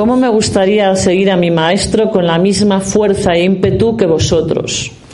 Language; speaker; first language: Spanish; native; Spanish